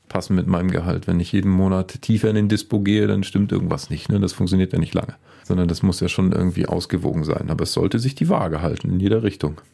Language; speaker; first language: German; native; German